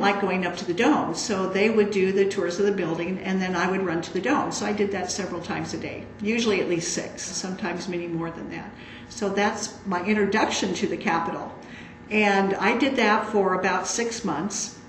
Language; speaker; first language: English; native; English